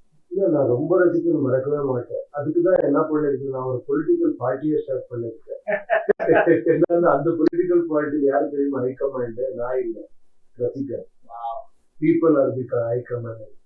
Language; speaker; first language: Tamil; non-native, learner; Kannada